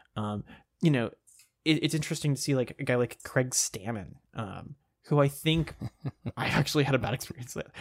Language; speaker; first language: English; native; English